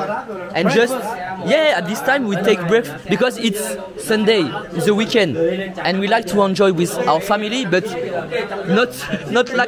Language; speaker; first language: English; non-native, learner; French